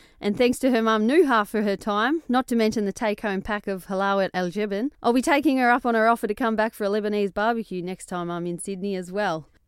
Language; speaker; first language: English; native; English